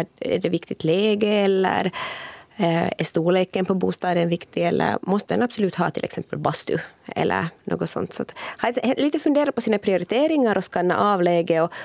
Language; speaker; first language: Swedish; native; Swedish